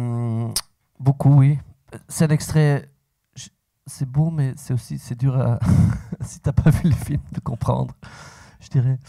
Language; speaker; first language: French; non-native, local second language; Dutch